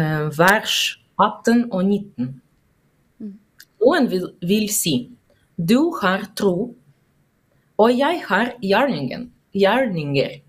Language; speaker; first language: Norwegian; non-native, learner; Russian